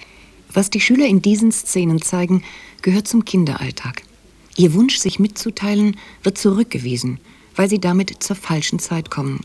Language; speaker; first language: German; native; German